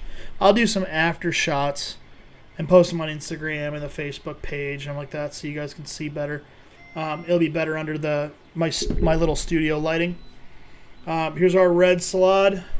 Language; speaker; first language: English; native; English